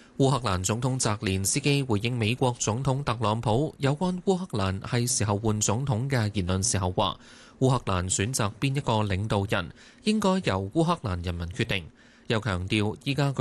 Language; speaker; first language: Chinese; non-native, local second language; Cantonese